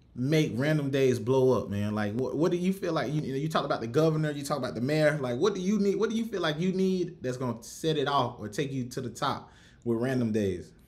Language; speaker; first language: English; native; English